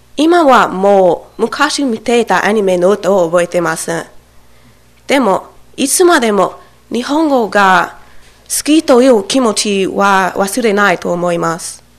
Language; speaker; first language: Japanese; non-native, learner; English